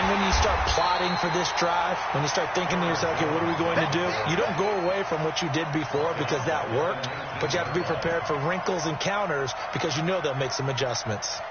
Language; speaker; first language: English; native; English